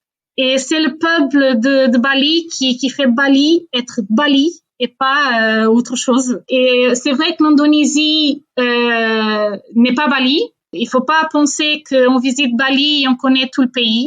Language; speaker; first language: French; non-native, fluent; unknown